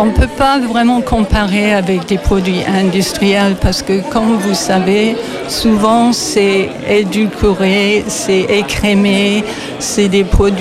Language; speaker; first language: French; non-native, fluent; English